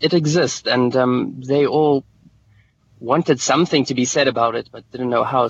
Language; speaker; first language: English; native; English